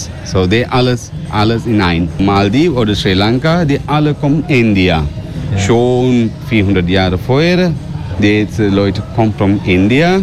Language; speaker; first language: German; non-native, learner; Sinhala